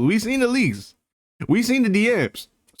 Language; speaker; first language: English; native; English